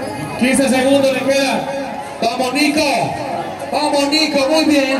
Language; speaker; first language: Spanish; native; Spanish